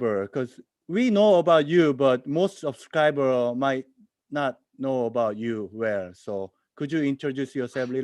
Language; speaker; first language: English; non-native, learner; Korean